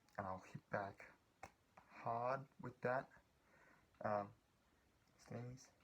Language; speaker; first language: English; native; English